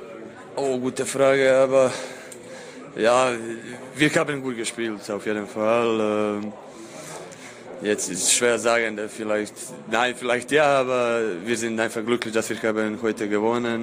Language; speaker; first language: German; non-native, fluent; Croatian